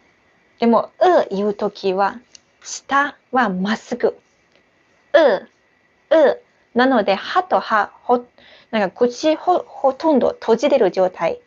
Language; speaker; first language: Japanese; non-native, fluent; Chinese